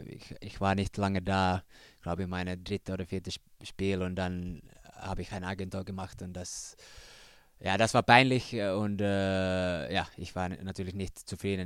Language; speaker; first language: German; non-native, learner; Finnish